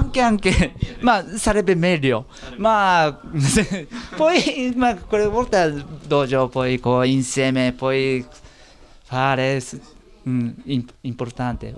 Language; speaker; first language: Italian; non-native, learner; Japanese